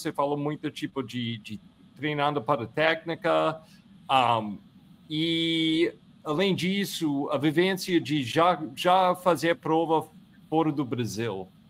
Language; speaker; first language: Portuguese; non-native, fluent; English